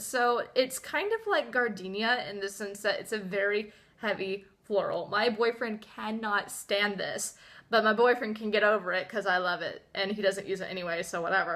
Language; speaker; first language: English; native; English